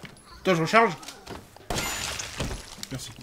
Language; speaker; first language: French; native; French